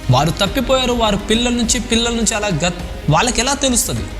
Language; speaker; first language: Telugu; non-native, local second language; Lambadi